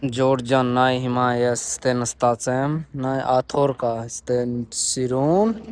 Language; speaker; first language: Armenian; non-native, learner; Hindi